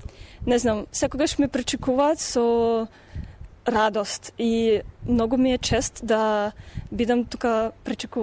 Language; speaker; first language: Macedonian; non-native, fluent; Russian